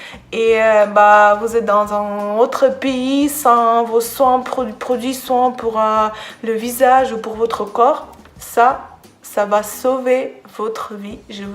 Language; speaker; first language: French; non-native, fluent; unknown